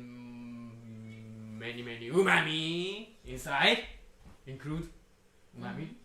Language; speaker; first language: English; non-native, learner; Japanese